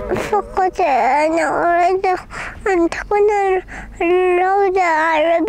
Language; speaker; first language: Arabic; early bilingual, heritage; Arabic